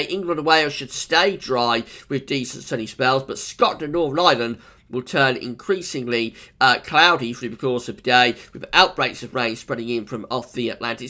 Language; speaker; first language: English; native; English